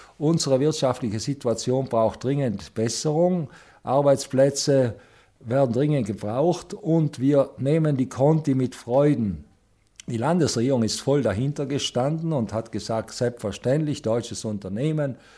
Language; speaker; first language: German; native; German